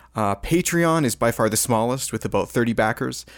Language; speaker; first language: English; native; English